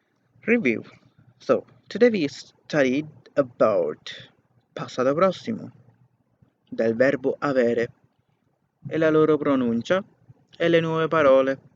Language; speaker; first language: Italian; non-native, fluent; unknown